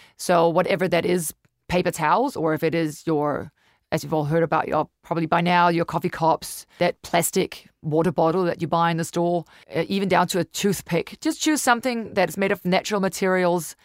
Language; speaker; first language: English; non-native, fluent; Danish